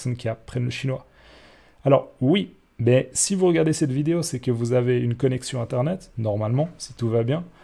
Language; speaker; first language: French; native; French